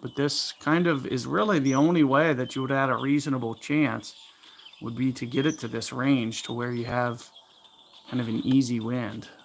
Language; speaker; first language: English; native; English